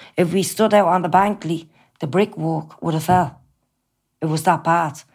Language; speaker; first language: English; native; English